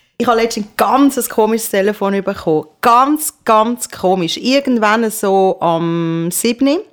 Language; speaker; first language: German; early bilingual, other home language; Persian